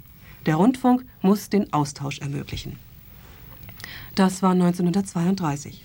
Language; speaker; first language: German; native; German